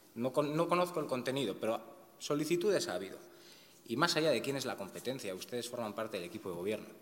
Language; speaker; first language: Spanish; native; Spanish